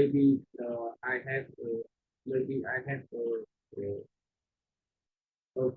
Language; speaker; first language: English; non-native, learner; Vietnamese